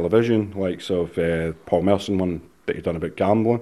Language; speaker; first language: English; native; English